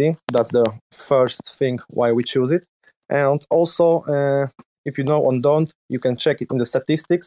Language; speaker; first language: English; non-native, learner; Polish